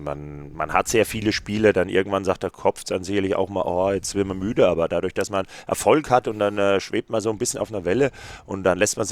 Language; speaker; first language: German; native; German